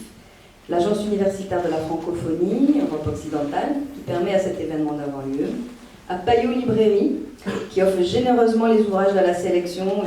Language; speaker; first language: French; native; French